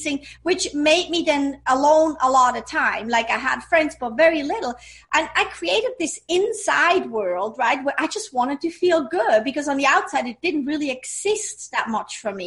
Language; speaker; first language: English; non-native, fluent; Swiss German